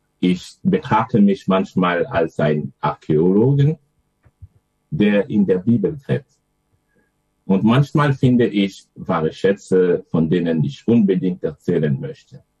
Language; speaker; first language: German; non-native, fluent; French